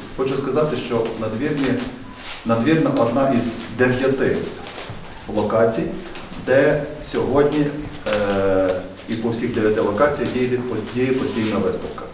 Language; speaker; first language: Ukrainian; native; Ukrainian